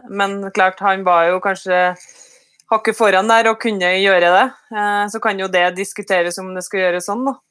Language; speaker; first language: Norwegian; native; Norwegian